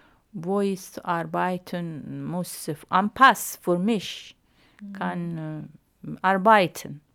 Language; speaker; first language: German; non-native, learner; Arabic